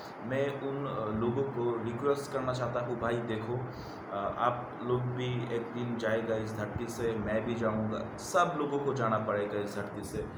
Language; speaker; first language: Hindi; non-native, learner; Bangla